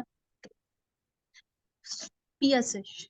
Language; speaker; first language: German; non-native, learner; Urdu